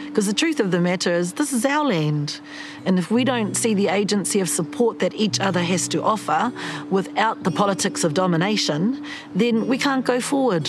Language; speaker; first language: English; native; English